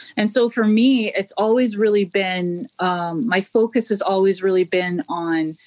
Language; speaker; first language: English; native; English